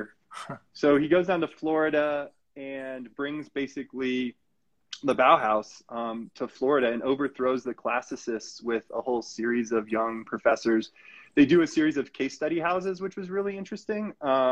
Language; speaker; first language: English; native; English